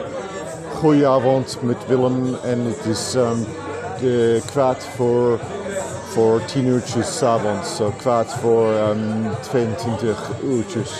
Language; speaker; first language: Dutch; non-native, learner; English